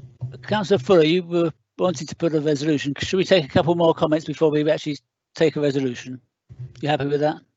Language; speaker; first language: English; native; English